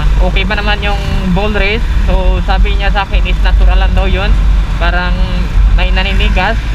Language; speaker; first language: Filipino; non-native, local second language; Cebuano